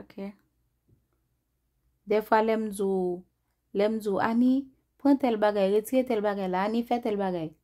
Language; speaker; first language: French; non-native, local second language; Haitian Creole